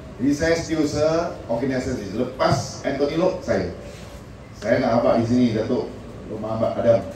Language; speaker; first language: Malay; non-native, local second language; Min Nan Chinese